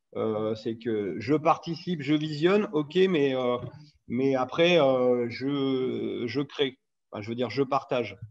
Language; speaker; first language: French; native; French